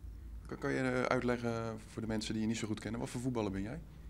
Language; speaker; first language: Dutch; native; Dutch